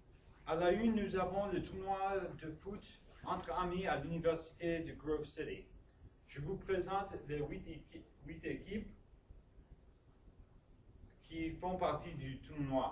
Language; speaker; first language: French; non-native, learner; English